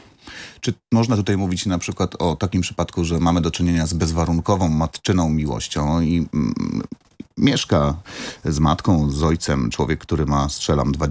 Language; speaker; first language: Polish; native; Polish